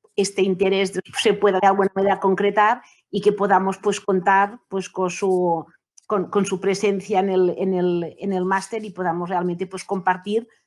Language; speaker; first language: Spanish; non-native, local second language; Catalan